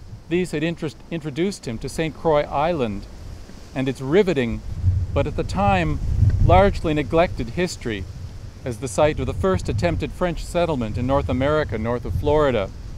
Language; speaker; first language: English; native; English